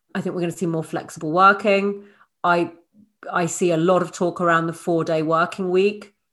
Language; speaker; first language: English; native; English